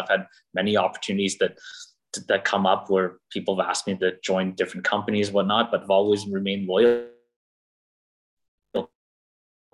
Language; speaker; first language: English; native; English